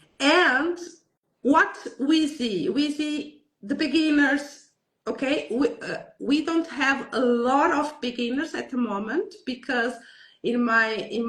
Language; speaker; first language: English; non-native, learner; Portuguese